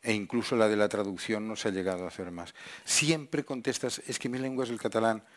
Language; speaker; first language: Spanish; non-native, local second language; Catalan